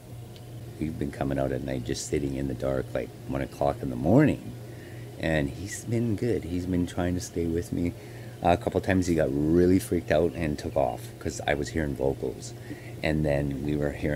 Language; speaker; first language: English; native; English